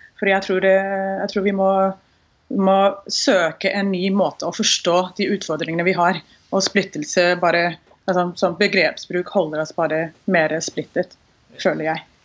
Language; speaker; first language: Norwegian; non-native, fluent; English